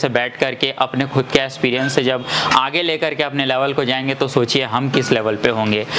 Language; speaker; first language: Hindi; native; Hindi